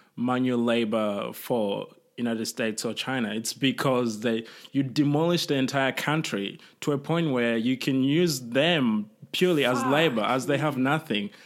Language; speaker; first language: English; non-native, local second language; Kinyarwanda